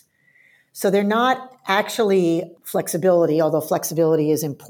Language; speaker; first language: English; native; English